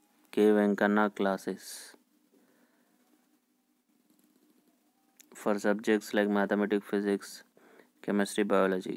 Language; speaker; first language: English; non-native, local second language; Telugu